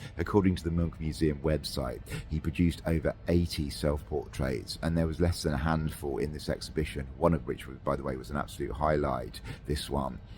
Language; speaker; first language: English; native; English